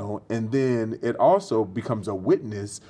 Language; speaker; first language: English; native; English